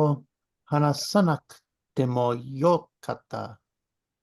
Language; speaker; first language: Japanese; non-native, learner; English